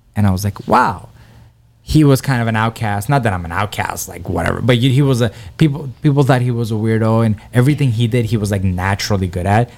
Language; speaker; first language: English; early bilingual, other home language; Persian